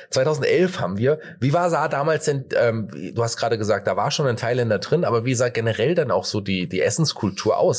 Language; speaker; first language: German; native; German